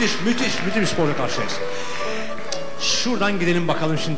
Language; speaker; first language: Turkish; native; Turkish